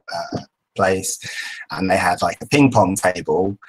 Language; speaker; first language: English; native; English